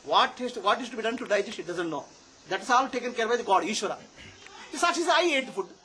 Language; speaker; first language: English; non-native, local second language; Kannada